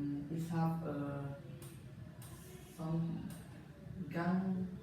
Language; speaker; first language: English; non-native, learner; Vietnamese